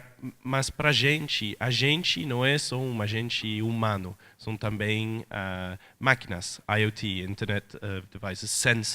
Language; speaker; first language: Portuguese; non-native, fluent; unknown